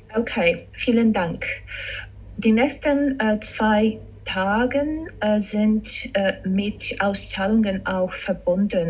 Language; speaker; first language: German; non-native, fluent; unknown